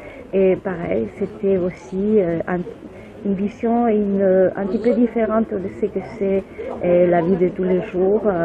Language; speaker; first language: French; non-native, fluent; Spanish